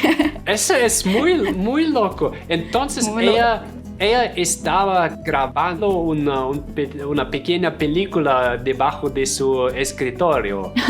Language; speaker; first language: Spanish; non-native, fluent; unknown